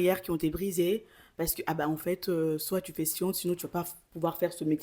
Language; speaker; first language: French; non-native, local second language; Bambara